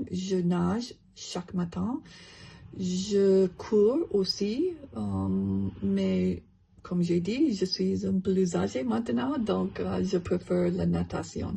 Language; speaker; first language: French; non-native, learner; English